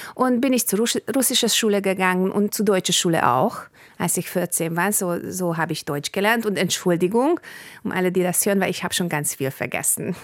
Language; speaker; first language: German; non-native, fluent; Bulgarian